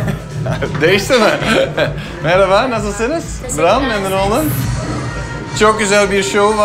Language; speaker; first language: Turkish; non-native, learner; Dutch